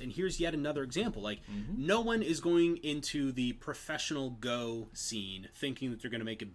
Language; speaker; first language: English; native; English